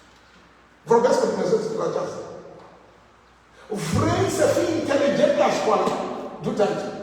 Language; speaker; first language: Romanian; non-native, learner; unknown